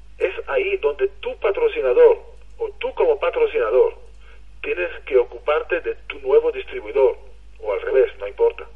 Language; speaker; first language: Spanish; non-native, fluent; Hebrew